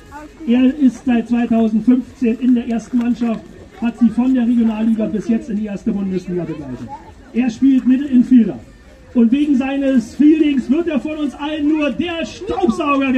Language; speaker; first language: German; native; German